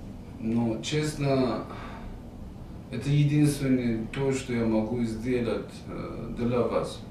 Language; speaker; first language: Russian; non-native, fluent; Persian